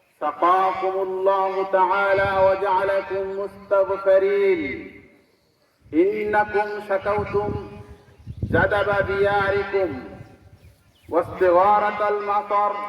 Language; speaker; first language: Arabic; non-native, fluent; Bangla